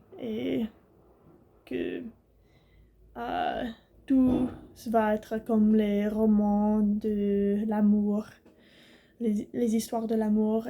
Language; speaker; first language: French; non-native, learner; English